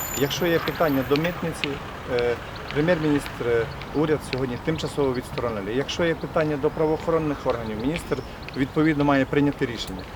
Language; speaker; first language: Ukrainian; native; Ukrainian